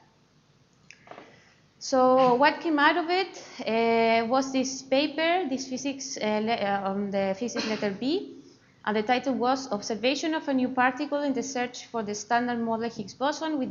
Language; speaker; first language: English; non-native, fluent; Spanish